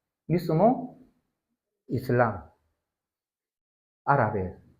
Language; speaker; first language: Spanish; non-native, learner; Korean